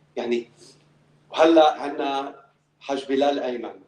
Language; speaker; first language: Arabic; early bilingual, other home language; English